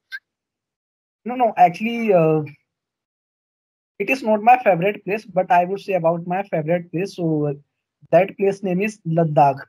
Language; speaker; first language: English; non-native, learner; Hindi